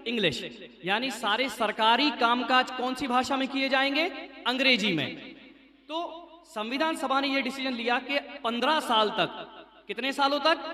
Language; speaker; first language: Hindi; native; Hindi